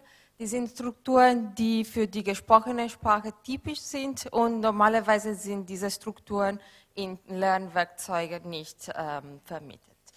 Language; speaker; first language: German; non-native, fluent; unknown